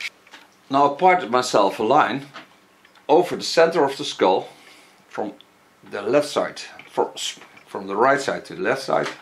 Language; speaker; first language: English; non-native, fluent; Dutch